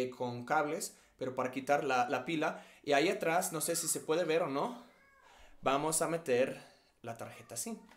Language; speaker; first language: Spanish; non-native, fluent; English